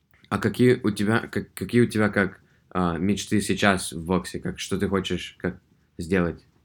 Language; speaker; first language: Russian; early bilingual, heritage; Russian